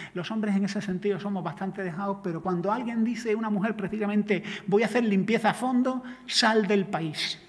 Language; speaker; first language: Spanish; native; Spanish